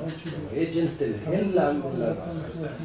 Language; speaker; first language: Swedish; non-native, learner; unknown